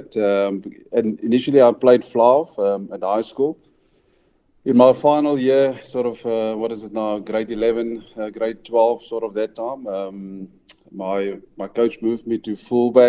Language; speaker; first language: English; non-native, local second language; Afrikaans